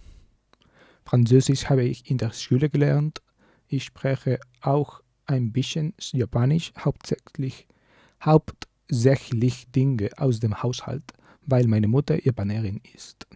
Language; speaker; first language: German; non-native, learner; Spanish